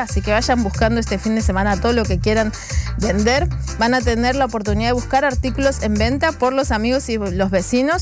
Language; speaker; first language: Spanish; native; Spanish